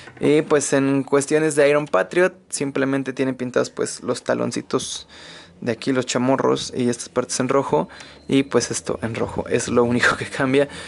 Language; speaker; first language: Spanish; native; Spanish